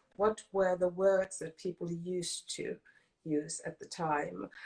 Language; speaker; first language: English; non-native, fluent; Finnish